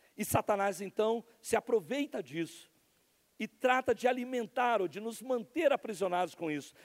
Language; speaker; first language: Portuguese; native; Portuguese